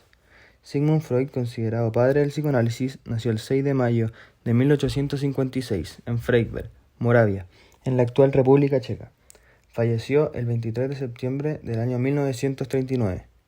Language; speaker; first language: Spanish; native; Spanish